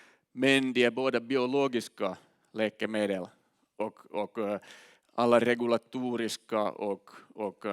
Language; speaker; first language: Swedish; non-native, learner; Finnish